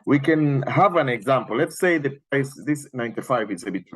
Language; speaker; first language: English; non-native, local second language; Swahili